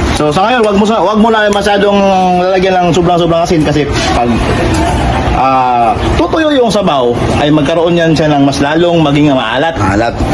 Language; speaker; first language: Filipino; non-native, local second language; Cebuano